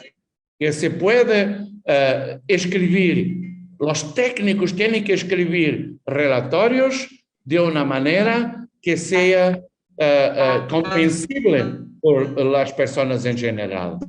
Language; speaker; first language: Spanish; non-native, fluent; Portuguese